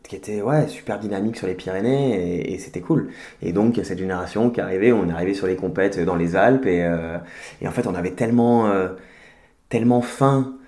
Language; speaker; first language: French; native; French